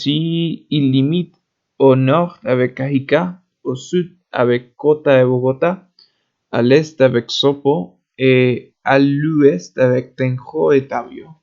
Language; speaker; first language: French; non-native, learner; Spanish